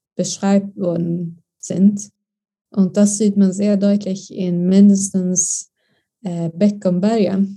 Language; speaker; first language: German; non-native, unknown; Swedish